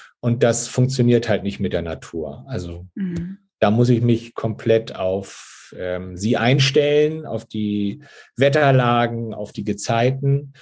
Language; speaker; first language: German; native; German